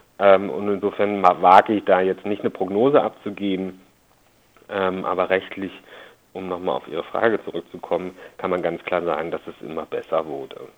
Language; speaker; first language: German; native; German